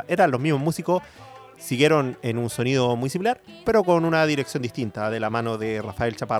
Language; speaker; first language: Spanish; native; Spanish